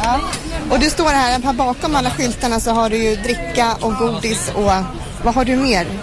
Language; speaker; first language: Swedish; native; Swedish